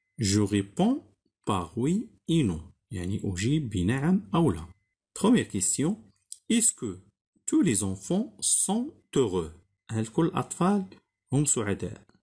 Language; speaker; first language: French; non-native, local second language; Arabic